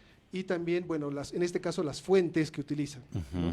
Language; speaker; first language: Spanish; native; Spanish